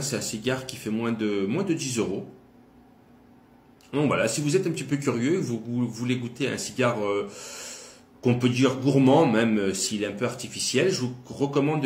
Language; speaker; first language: French; native; French